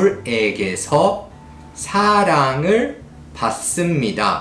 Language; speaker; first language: Korean; early bilingual, heritage; Portuguese